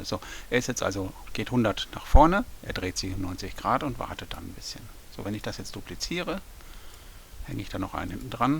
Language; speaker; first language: German; native; German